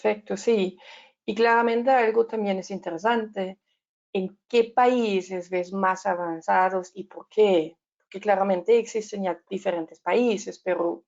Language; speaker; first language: Spanish; non-native, learner; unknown